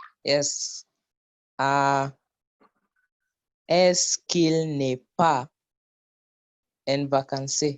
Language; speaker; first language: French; non-native, learner; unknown